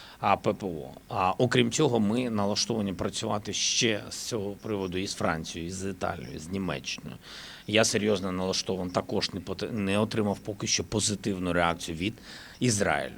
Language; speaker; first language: Ukrainian; native; Ukrainian